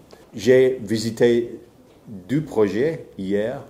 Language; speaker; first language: French; non-native, fluent; English